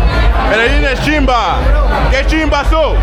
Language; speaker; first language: Spanish; non-native, learner; English